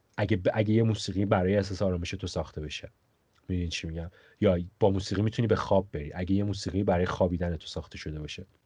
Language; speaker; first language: Persian; native; Persian